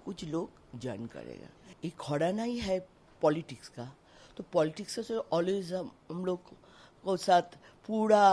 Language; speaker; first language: Hindi; non-native, local second language; Bangla